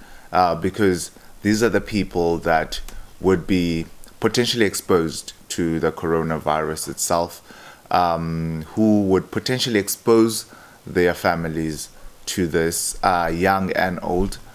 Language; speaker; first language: English; non-native, local second language; Xhosa